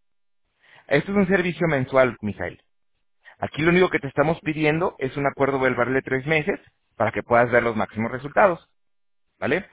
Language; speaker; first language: Spanish; native; Spanish